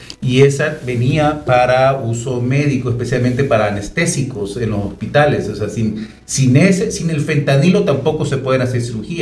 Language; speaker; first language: Spanish; native; Spanish